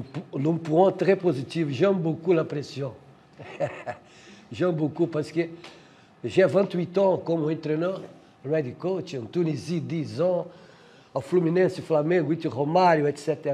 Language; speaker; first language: French; non-native, fluent; Portuguese